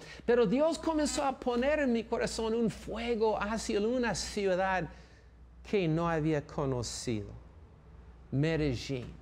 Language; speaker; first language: Spanish; non-native, fluent; English